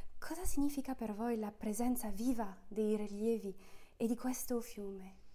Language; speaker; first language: Italian; non-native, fluent; French